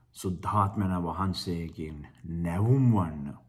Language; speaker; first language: English; non-native, local second language; Sinhala